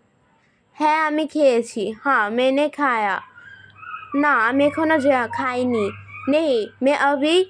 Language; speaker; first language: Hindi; non-native, learner; Bangla